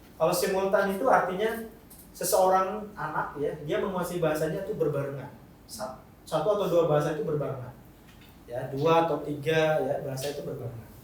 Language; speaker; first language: Indonesian; non-native, local second language; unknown